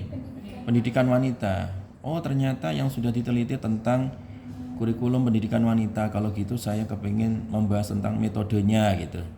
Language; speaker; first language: Indonesian; native; Indonesian